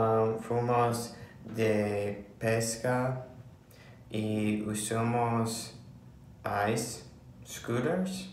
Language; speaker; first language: Spanish; non-native, learner; English